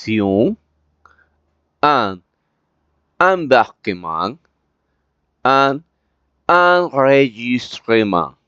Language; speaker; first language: French; non-native, fluent; Spanish